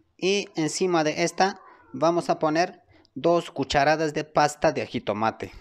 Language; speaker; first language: Spanish; non-native, learner; Turkish